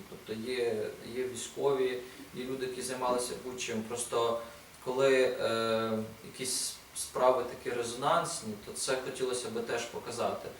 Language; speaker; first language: Ukrainian; native; Ukrainian